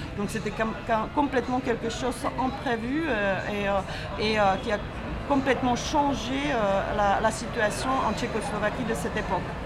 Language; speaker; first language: French; non-native, fluent; Czech